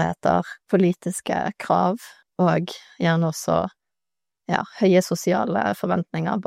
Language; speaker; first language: Norwegian; native; Norwegian